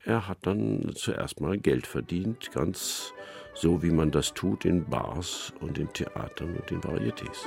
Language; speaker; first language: German; native; German